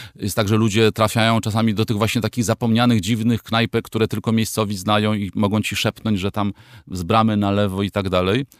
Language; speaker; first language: Polish; native; Polish